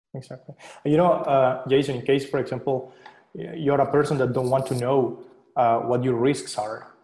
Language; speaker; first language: English; non-native, fluent; Spanish